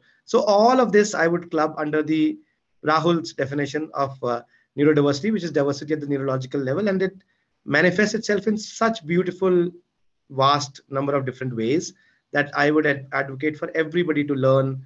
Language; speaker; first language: English; non-native, local second language; Hindi